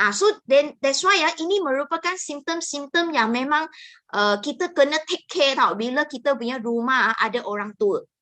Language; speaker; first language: Malay; non-native, local second language; Chinese